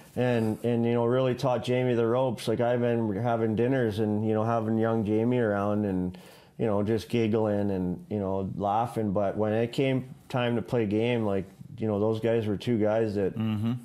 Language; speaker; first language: English; native; English